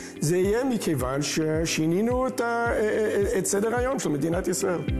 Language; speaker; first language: Hebrew; non-native, fluent; English